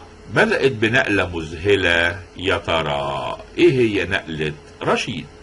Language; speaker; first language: Arabic; native; Arabic